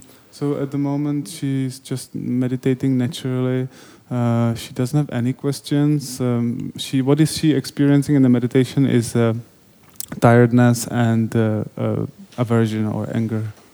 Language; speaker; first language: English; non-native, fluent; Czech